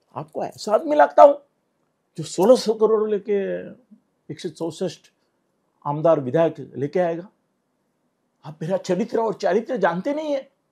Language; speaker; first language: Hindi; non-native, local second language; Marathi